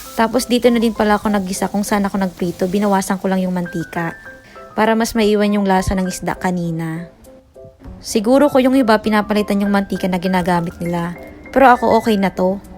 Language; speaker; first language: Filipino; non-native, local second language; Bikol